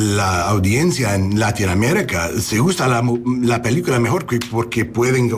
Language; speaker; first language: Spanish; non-native, learner; English